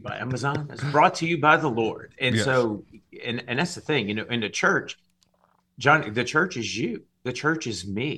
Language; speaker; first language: English; native; English